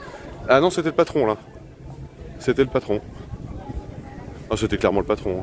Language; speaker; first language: French; native; French